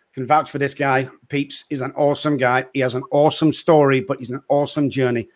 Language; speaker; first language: English; native; English